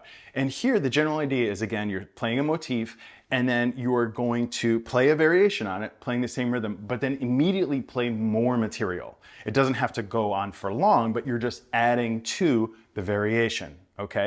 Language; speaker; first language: English; native; English